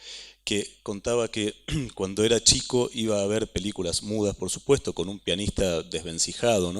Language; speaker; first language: Spanish; native; Spanish